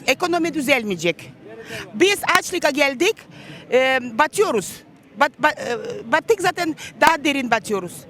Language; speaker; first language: Turkish; non-native, local second language; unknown